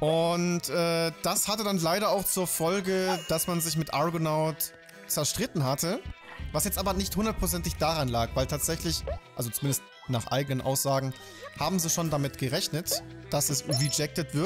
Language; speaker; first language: German; native; German